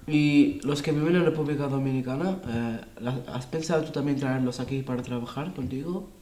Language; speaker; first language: Spanish; non-native, local second language; Catalan